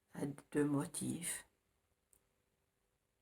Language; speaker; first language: French; non-native, fluent; Finnish